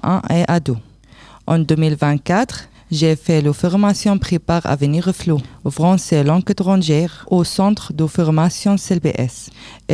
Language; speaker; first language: French; non-native, learner; Arabic